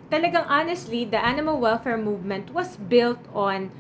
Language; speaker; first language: English; non-native, local second language; Filipino